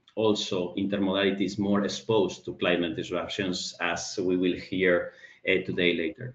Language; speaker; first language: English; non-native, fluent; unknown